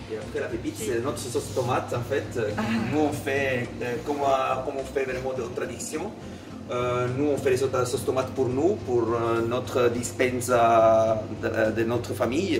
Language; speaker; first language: French; non-native, fluent; Italian